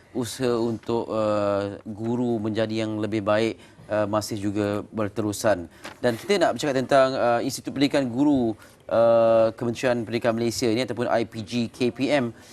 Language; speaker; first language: Malay; native; Malay